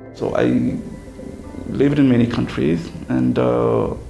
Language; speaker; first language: English; non-native, fluent; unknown